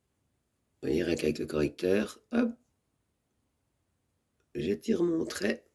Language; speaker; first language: French; native; French